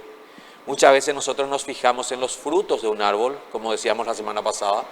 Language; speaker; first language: Spanish; native; Spanish